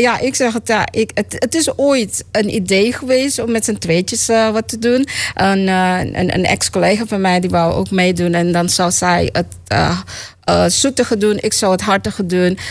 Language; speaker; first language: Dutch; native; Dutch